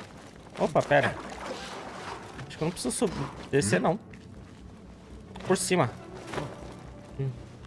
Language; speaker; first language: Portuguese; native; Portuguese